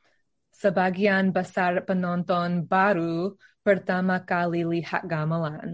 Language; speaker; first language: Indonesian; non-native, learner; English